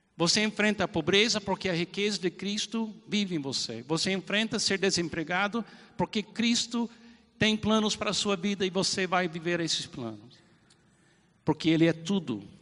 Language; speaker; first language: Portuguese; non-native, fluent; English